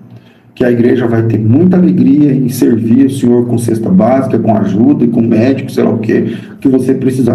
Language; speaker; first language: Portuguese; native; Portuguese